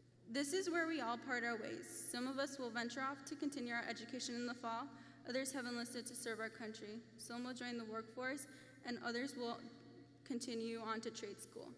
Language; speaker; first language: English; early bilingual, other home language; Spanish